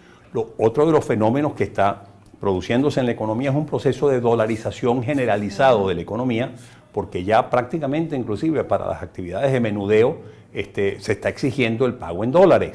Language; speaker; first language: Spanish; native; Spanish